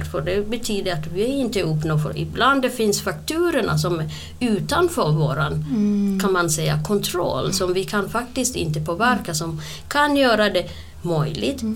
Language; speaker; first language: Swedish; non-native, fluent; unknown